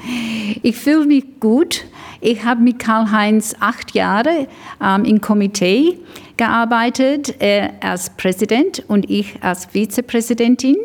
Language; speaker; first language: German; early bilingual, heritage; English